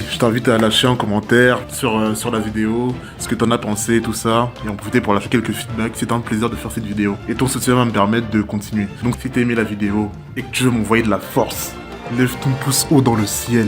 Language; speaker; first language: French; native; French